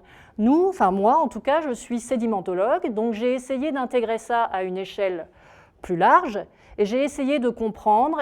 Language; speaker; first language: French; native; French